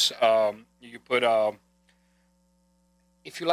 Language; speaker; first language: English; non-native, fluent; Greek